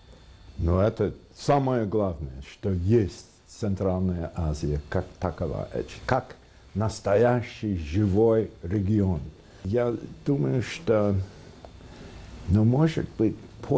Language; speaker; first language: Russian; non-native, fluent; English